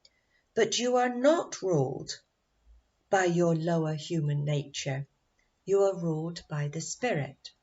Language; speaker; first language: English; native; English